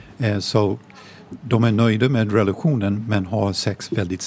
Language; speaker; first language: Swedish; non-native, fluent; English